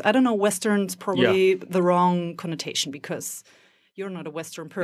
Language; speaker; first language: English; non-native, fluent; German